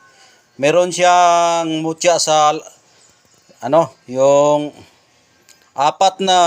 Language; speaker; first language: Filipino; non-native, local second language; Cebuano